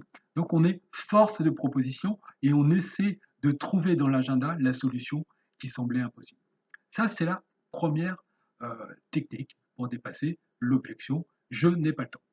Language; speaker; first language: French; native; French